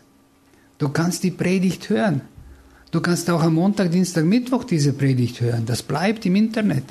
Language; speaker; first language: German; non-native, fluent; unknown